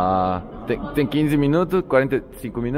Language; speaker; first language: Portuguese; non-native, learner; Korean